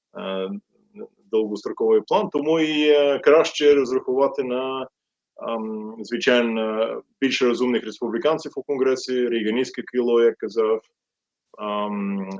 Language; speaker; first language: Ukrainian; non-native, fluent; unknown